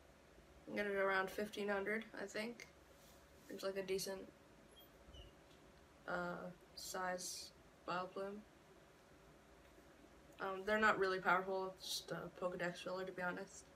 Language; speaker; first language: English; native; English